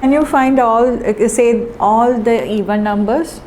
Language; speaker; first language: English; non-native, local second language; Malayalam